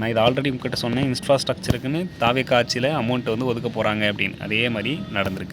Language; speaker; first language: Tamil; native; Tamil